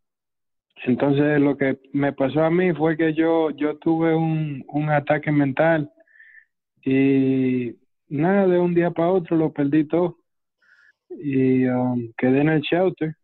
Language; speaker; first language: Spanish; early bilingual, other home language; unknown